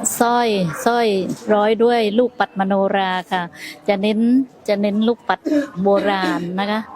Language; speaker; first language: Thai; native; Thai